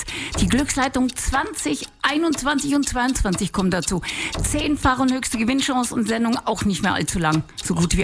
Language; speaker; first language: German; native; German